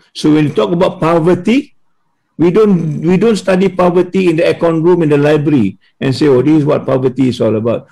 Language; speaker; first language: English; non-native, local second language; Malay